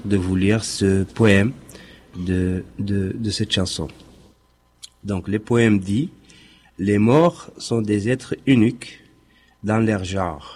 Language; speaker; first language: French; non-native, local second language; Arabic